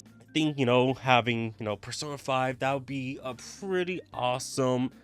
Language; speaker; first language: English; native; English